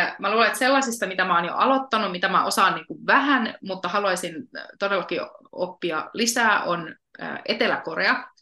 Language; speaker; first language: Finnish; native; Finnish